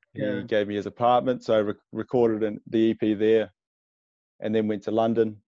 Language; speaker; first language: English; native; English